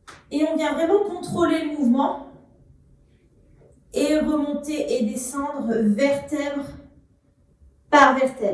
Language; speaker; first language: French; native; French